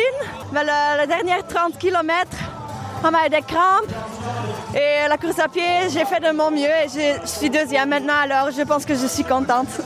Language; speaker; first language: French; non-native, local second language; Dutch